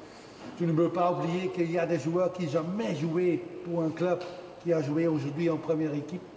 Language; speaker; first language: French; non-native, fluent; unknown